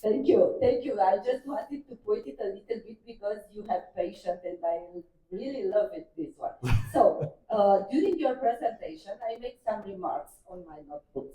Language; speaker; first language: English; non-native, learner; Romanian